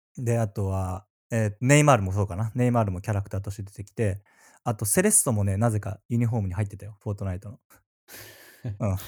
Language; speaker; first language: Japanese; native; Japanese